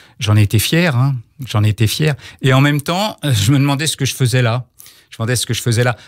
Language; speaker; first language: French; native; French